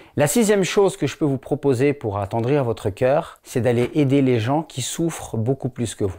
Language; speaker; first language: French; non-native, local second language; Wolof